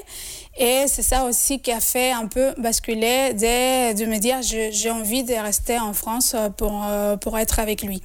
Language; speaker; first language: French; non-native, fluent; Spanish